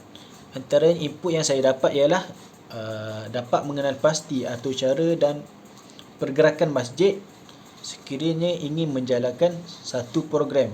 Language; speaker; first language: Malay; native; Malay